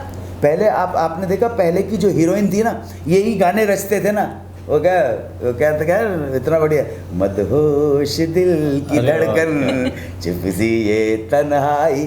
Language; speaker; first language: Hindi; native; Hindi